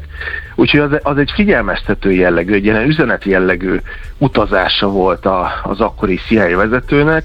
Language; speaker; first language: Hungarian; native; Hungarian